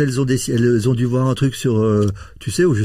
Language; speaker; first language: French; native; French